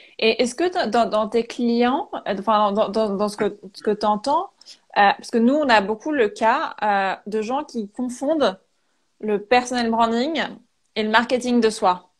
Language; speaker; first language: French; native; French